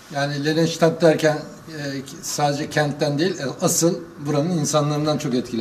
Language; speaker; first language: Turkish; native; Turkish